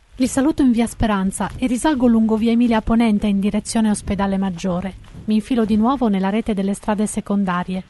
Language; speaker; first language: Italian; native; Italian